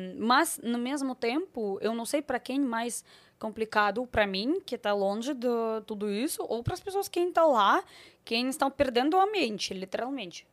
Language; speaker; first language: Portuguese; non-native, fluent; Russian